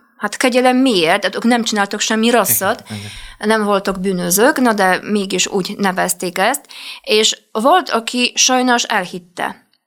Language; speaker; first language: Hungarian; non-native, fluent; Polish